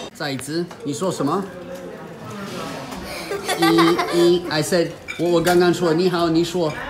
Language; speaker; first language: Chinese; non-native, fluent; English